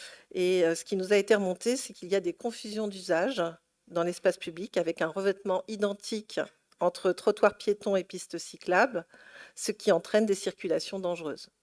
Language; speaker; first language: French; native; French